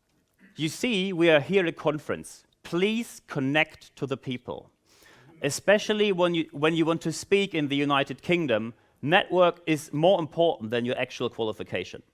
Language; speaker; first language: English; non-native, fluent; German